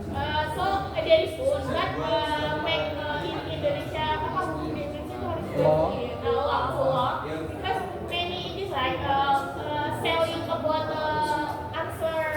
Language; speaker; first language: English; non-native, learner; Indonesian